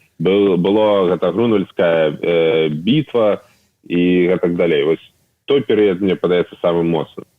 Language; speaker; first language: Belarusian; non-native, local second language; Russian